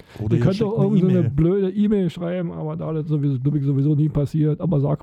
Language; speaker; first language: German; native; German